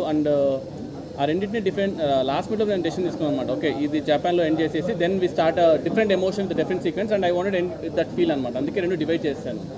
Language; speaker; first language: Telugu; native; Telugu